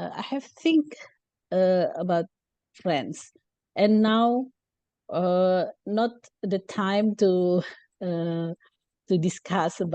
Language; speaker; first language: English; non-native, learner; Indonesian